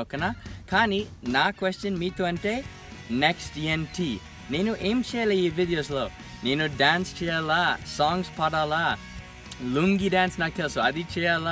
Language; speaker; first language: Telugu; non-native, learner; English